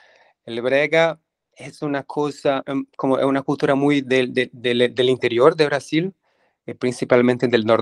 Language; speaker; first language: Spanish; non-native, fluent; Portuguese